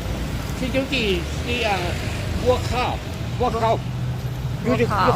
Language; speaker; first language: English; non-native, learner; Thai